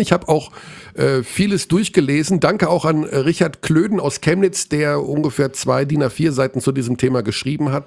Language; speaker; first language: German; native; German